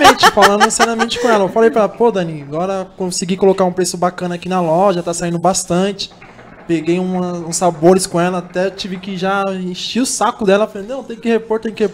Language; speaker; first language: Portuguese; native; Portuguese